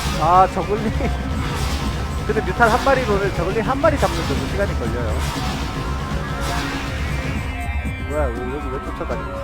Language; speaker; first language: Korean; native; Korean